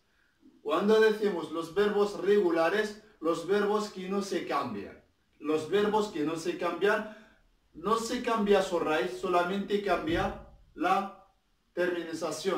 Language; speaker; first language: Spanish; non-native, fluent; Arabic